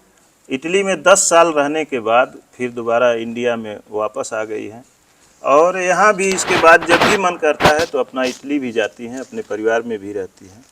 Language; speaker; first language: Hindi; native; Hindi